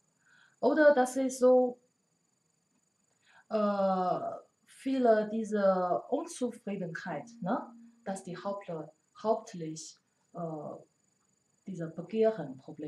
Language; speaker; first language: German; non-native, learner; Chinese